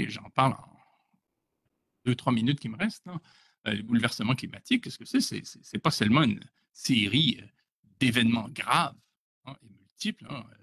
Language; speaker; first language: French; native; French